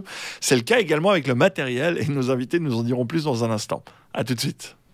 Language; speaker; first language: French; native; French